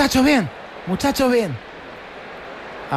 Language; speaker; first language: Spanish; native; Spanish